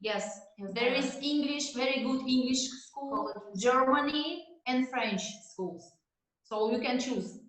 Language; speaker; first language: English; non-native, learner; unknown